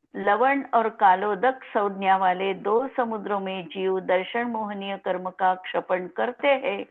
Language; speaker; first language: Hindi; non-native, local second language; Marathi